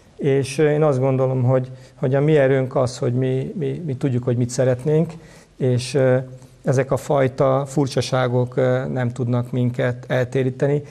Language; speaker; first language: Hungarian; native; Hungarian